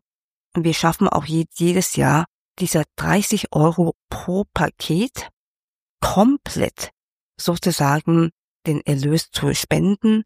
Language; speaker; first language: German; non-native, fluent; Cantonese